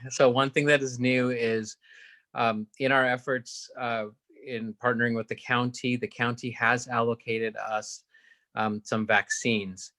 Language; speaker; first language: English; native; English